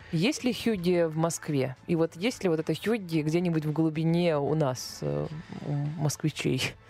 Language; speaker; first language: Russian; native; Russian